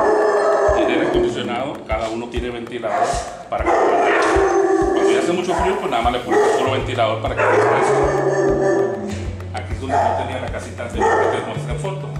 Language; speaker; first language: Spanish; native; Spanish